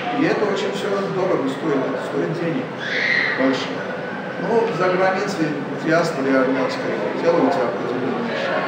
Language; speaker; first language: Russian; non-native, local second language; Armenian